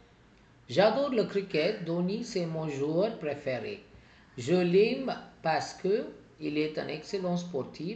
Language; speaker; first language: French; non-native, fluent; Tamil